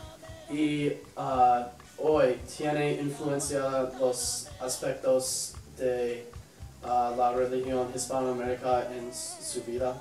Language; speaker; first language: Spanish; non-native, learner; English